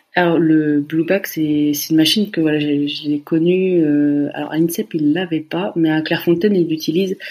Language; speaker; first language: French; native; French